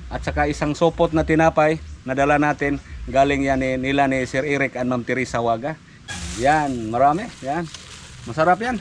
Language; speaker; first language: Filipino; non-native, local second language; Cebuano